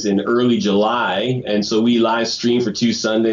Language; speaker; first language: English; native; English